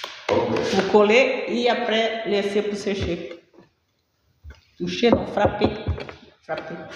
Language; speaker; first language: French; non-native, learner; Portuguese